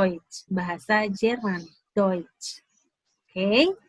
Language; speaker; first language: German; non-native, fluent; Indonesian